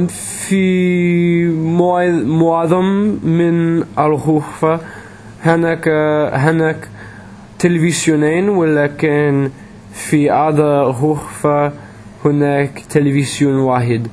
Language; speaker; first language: Arabic; non-native, learner; English